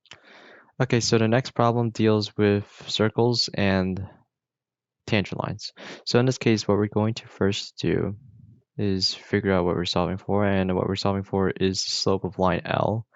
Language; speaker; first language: English; native; English